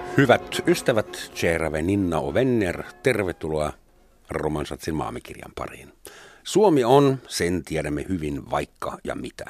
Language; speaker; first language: Finnish; non-native, fluent; German